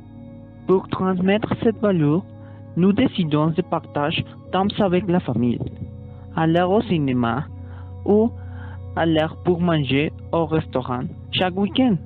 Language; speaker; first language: French; non-native, learner; Spanish